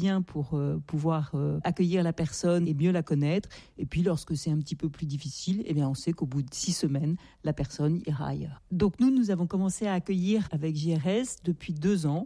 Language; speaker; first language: French; native; French